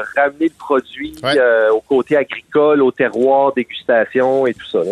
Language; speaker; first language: French; native; French